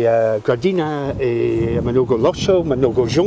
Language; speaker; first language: Bulgarian; non-native, learner; English